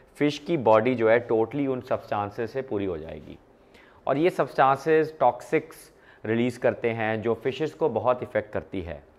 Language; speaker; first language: Hindi; non-native, local second language; Punjabi